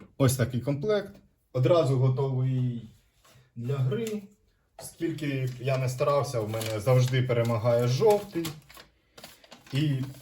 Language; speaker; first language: Ukrainian; non-native, local second language; Russian